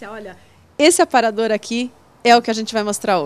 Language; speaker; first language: Portuguese; native; Portuguese